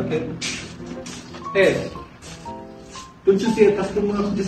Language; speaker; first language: English; non-native, local second language; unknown